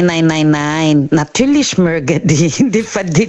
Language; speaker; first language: German; non-native, learner; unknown